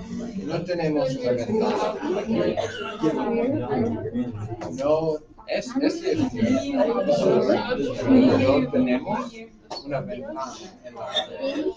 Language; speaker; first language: Spanish; non-native, fluent; English